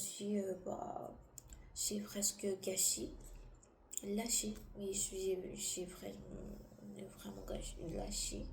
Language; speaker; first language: French; non-native, learner; Korean